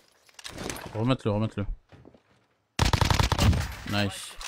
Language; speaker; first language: French; native; French